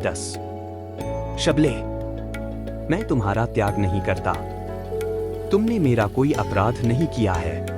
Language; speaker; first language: Hindi; native; Hindi